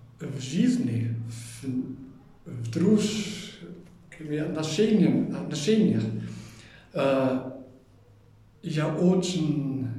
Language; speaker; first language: Russian; non-native, fluent; German